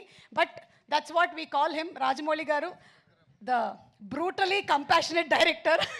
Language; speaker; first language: Telugu; native; Telugu